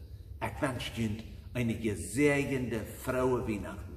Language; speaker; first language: German; non-native, learner; Plautdietsch